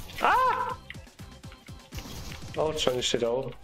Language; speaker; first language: German; native; German